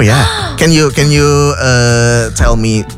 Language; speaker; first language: English; non-native, fluent; Indonesian